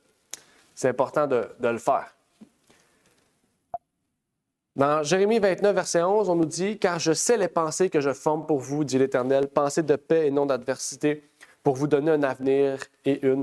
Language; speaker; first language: French; native; French